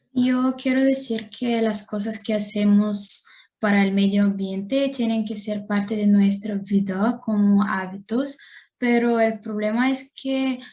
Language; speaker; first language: Spanish; non-native, fluent; Bulgarian